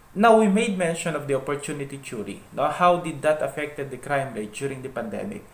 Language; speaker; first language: English; non-native, local second language; Filipino